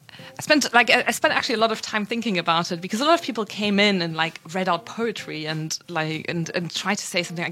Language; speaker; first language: English; non-native, fluent; German